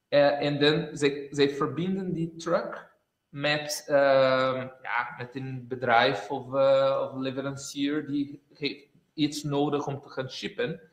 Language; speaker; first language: Dutch; non-native, fluent; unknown